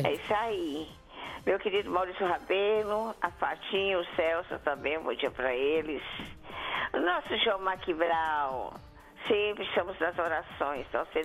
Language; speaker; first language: Portuguese; native; Portuguese